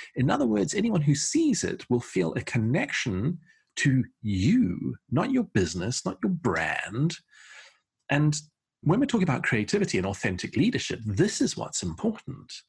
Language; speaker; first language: English; native; English